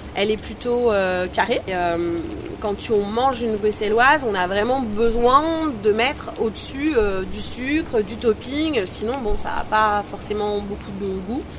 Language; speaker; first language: French; native; French